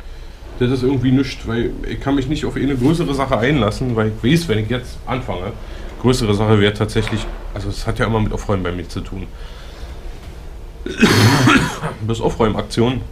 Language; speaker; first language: German; native; German